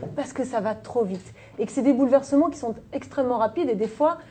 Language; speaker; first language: French; native; French